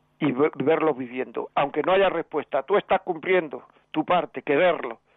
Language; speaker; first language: Spanish; native; Spanish